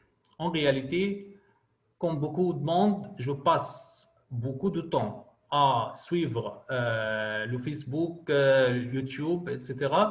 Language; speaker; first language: French; non-native, fluent; Arabic